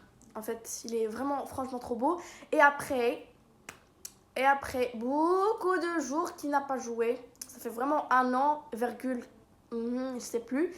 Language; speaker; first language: French; non-native, local second language; Arabic